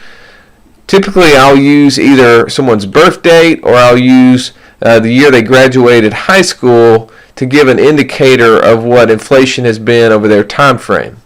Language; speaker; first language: English; native; English